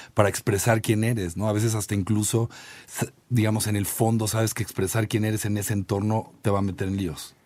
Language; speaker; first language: Spanish; native; Spanish